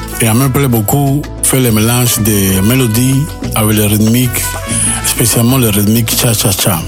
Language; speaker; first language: French; non-native, learner; Spanish